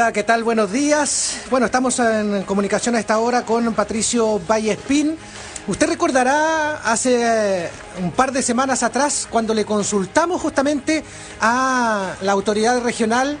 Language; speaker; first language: Spanish; native; Spanish